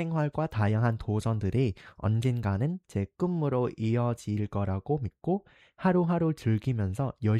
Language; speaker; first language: Korean; non-native, fluent; Vietnamese